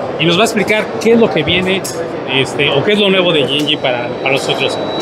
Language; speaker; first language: Spanish; native; Spanish